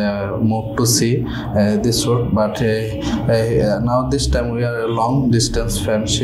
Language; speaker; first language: English; non-native, learner; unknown